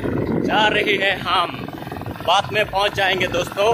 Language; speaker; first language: Hindi; non-native, local second language; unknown